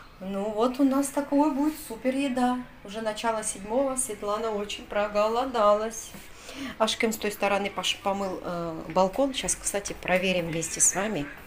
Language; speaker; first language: Russian; native; Russian